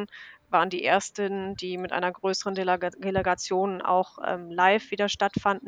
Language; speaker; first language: German; native; German